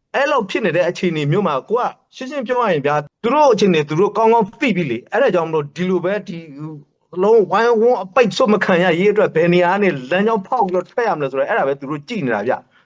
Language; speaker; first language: Burmese; non-native, local second language; S'gaw Karen